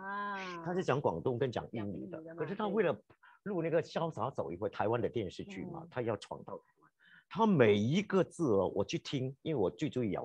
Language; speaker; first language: Chinese; native; Chinese